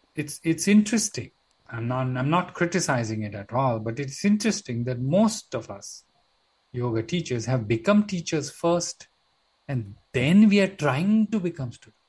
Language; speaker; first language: English; non-native, local second language; Marathi